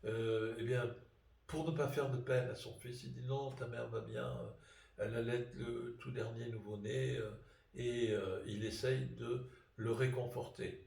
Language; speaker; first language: French; native; French